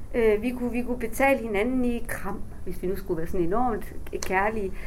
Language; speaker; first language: Danish; native; Danish